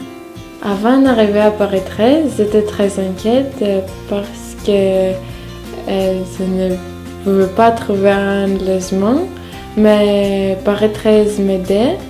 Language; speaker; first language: French; non-native, fluent; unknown